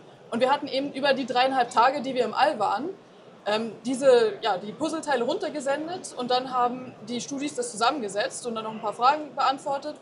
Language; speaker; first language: German; native; German